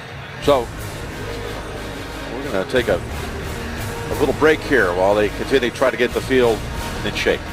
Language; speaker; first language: English; native; English